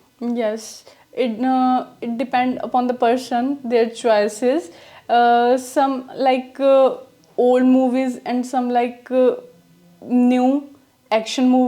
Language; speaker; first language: English; non-native, learner; Punjabi